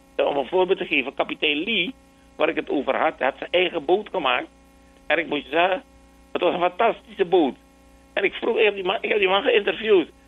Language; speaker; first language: Dutch; native; Dutch